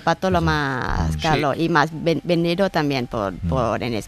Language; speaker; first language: Spanish; non-native, learner; Thai